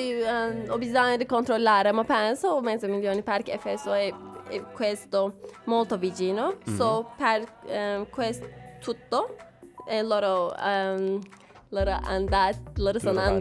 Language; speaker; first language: Italian; non-native, learner; Turkish